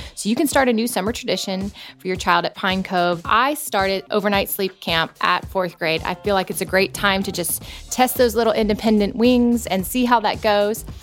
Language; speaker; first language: English; native; English